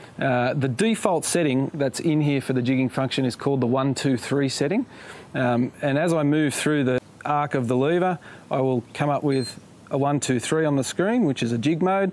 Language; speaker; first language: English; native; English